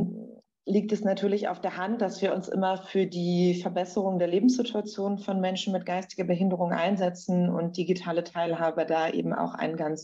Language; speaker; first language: German; native; German